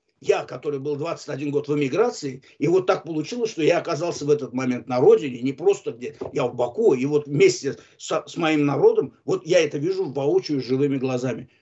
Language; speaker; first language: Russian; non-native, local second language; Azerbaijani